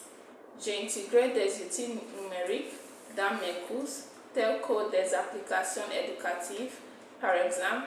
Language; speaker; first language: French; non-native, fluent; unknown